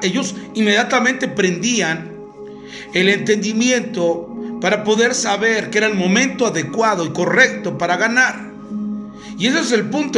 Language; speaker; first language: Spanish; native; Spanish